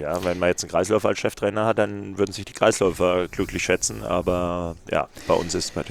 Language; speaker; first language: German; native; German